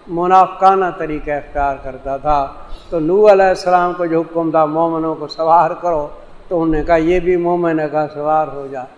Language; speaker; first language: Urdu; non-native, local second language; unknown